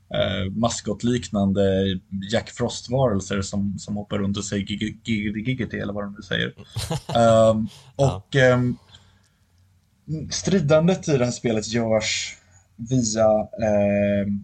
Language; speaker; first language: Swedish; native; Swedish